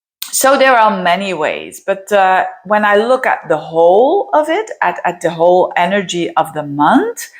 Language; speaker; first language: English; non-native, fluent; Dutch